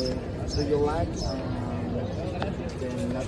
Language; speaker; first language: English; non-native, learner; Spanish